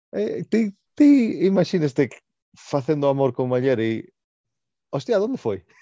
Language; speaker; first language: Galician; non-native, local second language; Spanish